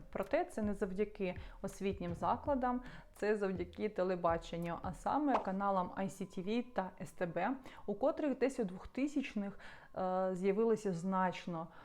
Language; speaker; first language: Ukrainian; non-native, local second language; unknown